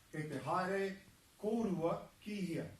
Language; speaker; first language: Māori; non-native, local second language; English